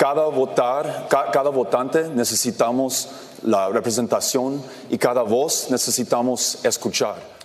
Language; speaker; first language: Spanish; non-native, learner; English